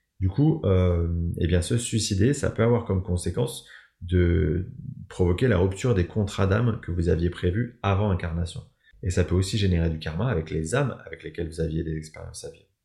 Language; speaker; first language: French; native; French